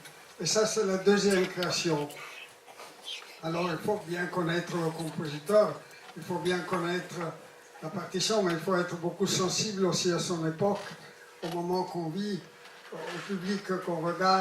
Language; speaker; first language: French; non-native, fluent; Italian